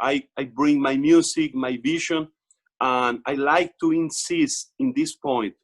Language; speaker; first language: English; non-native, learner; Portuguese